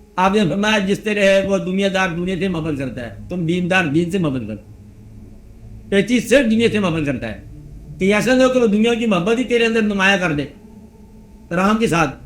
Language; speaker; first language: Urdu; non-native, local second language; Punjabi